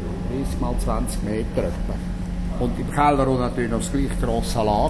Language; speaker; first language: German; native; German